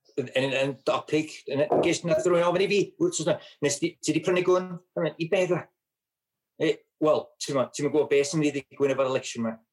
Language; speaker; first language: Welsh; native; Welsh